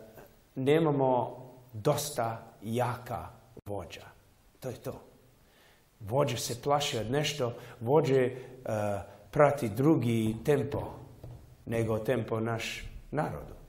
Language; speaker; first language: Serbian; early bilingual, heritage; Serbian